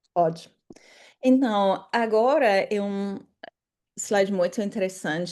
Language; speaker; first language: Portuguese; non-native, fluent; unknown